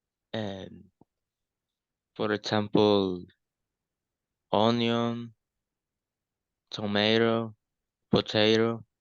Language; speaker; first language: English; non-native, learner; Spanish